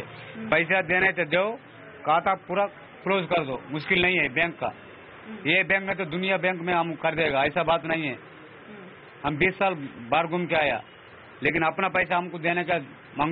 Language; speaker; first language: Hindi; non-native, local second language; Telugu